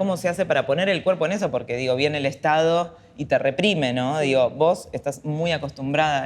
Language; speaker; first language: Spanish; native; Spanish